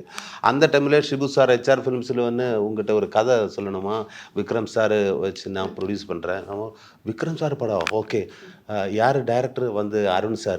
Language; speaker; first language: Tamil; non-native, learner; Malayalam